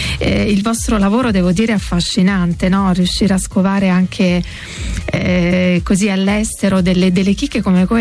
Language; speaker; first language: Italian; native; Italian